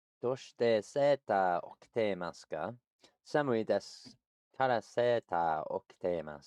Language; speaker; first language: Japanese; non-native, learner; English